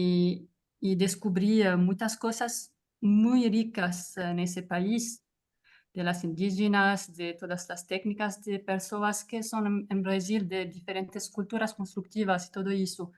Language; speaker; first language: Spanish; non-native, fluent; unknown